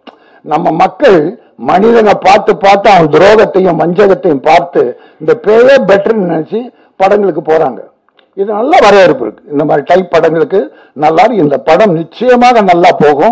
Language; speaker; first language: Tamil; native; Tamil